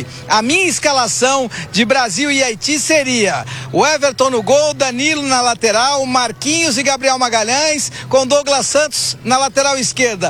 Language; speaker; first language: Portuguese; native; Portuguese